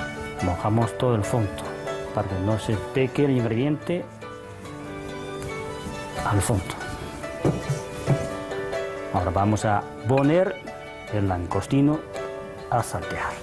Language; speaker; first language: Spanish; non-native, fluent; Chinese